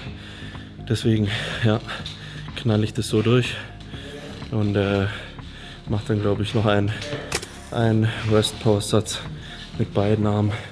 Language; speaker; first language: German; native; German